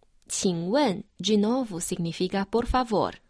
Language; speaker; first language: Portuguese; non-native, fluent; Chinese